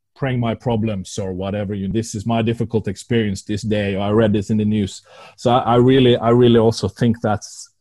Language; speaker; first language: English; non-native, fluent; Norwegian